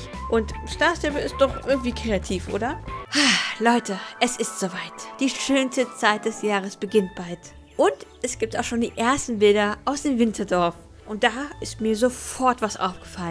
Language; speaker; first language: German; native; German